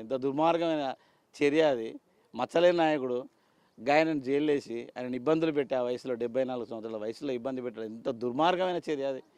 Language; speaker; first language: Telugu; native; Telugu